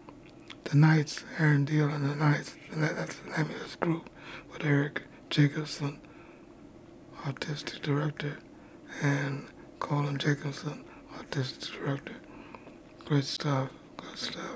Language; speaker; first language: English; native; English